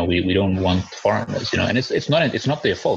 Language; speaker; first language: English; early bilingual, other home language; Spanish